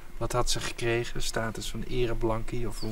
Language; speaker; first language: Dutch; native; Dutch